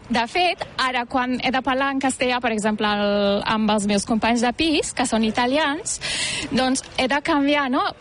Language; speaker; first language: Catalan; non-native, fluent; Turkish